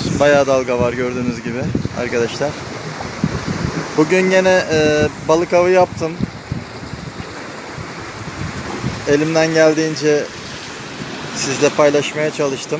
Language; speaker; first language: Turkish; native; Turkish